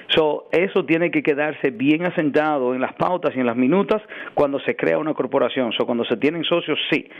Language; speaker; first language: Spanish; early bilingual, heritage; Spanish